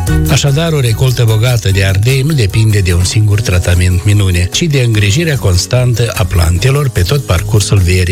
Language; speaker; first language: Romanian; native; Romanian